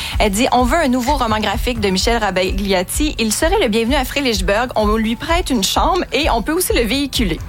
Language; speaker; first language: French; native; French